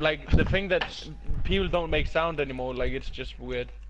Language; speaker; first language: English; non-native, fluent; Danish